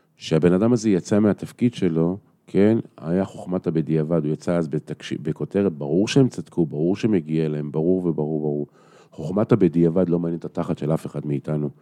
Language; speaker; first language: Hebrew; native; Hebrew